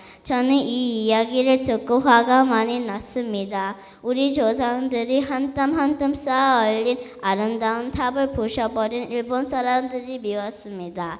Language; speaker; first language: Korean; early bilingual, heritage; Korean